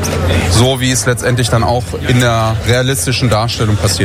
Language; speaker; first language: German; native; German